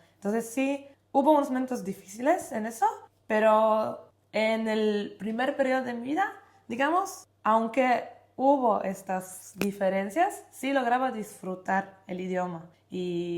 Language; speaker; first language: Spanish; non-native, fluent; Polish